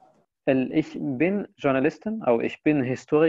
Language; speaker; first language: German; non-native, fluent; Spanish